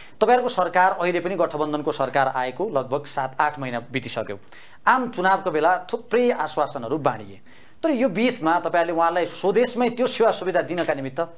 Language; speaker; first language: Nepali; native; Nepali